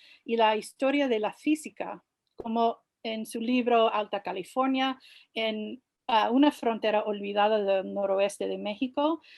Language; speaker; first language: Spanish; non-native, fluent; English